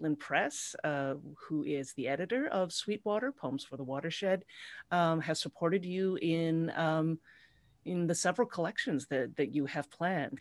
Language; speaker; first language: English; native; English